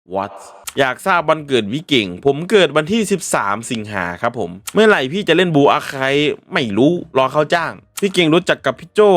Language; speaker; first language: Thai; native; Thai